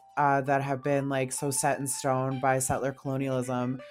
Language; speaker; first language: English; native; English